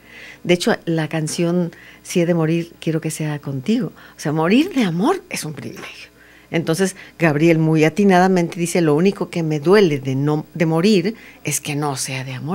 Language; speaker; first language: Spanish; native; Spanish